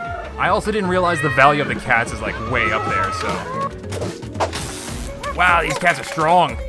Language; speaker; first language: English; native; English